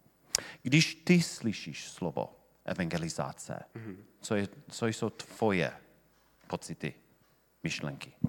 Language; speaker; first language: Czech; non-native, fluent; English